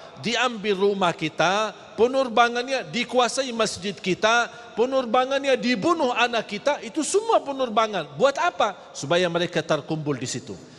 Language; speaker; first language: Malay; non-native, fluent; Arabic